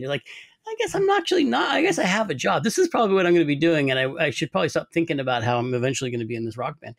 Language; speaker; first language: English; native; English